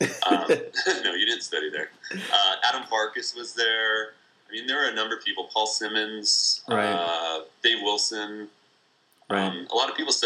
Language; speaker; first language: English; native; English